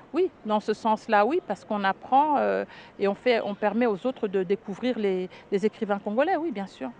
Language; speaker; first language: French; non-native, local second language; Lingala